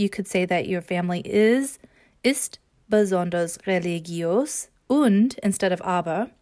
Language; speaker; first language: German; non-native, fluent; English